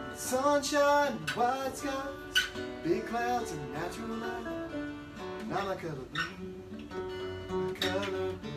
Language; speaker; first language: English; native; English